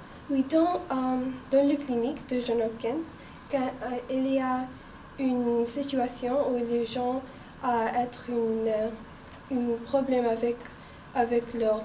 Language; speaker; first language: French; non-native, learner; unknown